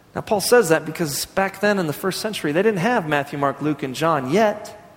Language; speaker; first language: English; native; English